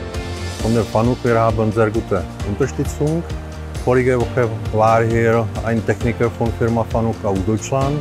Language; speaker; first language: German; non-native, learner; Czech